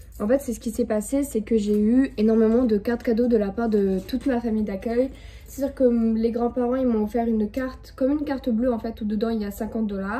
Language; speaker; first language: French; native; French